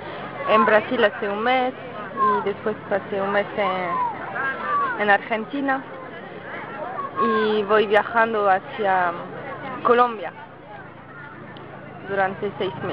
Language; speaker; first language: Spanish; non-native, fluent; French